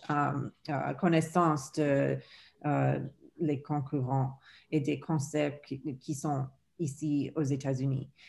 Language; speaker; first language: French; non-native, fluent; English